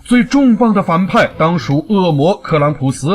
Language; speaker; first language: Chinese; native; Chinese